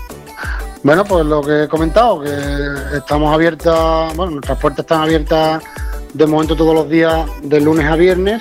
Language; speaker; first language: Spanish; native; Spanish